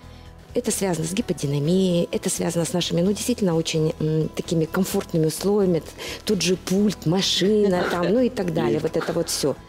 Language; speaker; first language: Russian; native; Russian